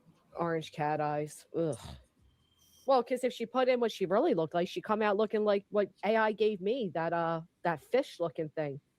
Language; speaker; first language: English; native; English